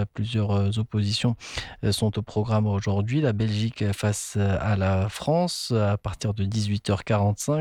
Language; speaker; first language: French; non-native, local second language; Arabic